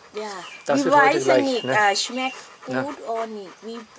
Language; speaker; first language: German; non-native, learner; Thai